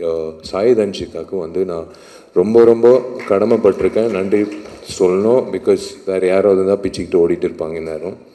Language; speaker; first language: Tamil; native; Tamil